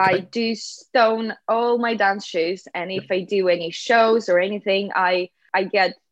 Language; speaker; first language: English; non-native, fluent; Russian